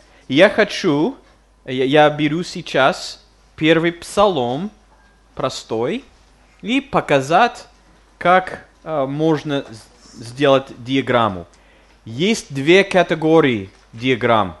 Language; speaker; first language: Russian; non-native, fluent; English